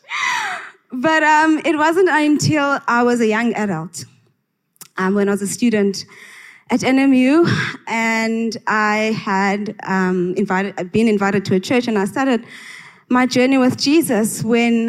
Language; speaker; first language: English; non-native, local second language; Xhosa